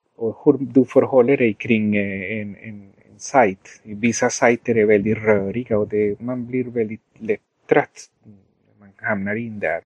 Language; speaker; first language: Swedish; non-native, fluent; Spanish